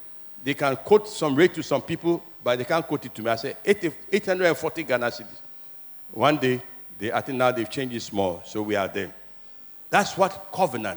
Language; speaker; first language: English; non-native, local second language; Ewe